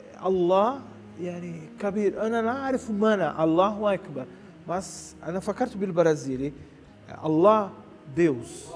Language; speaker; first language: Arabic; non-native, learner; Portuguese